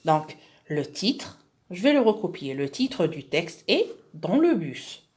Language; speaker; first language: French; non-native, local second language; Arabic